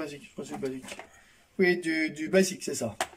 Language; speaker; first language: French; native; French